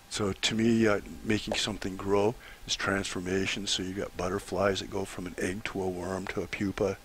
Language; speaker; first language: English; native; English